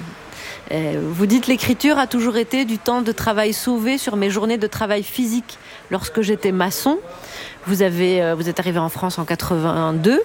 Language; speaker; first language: French; native; French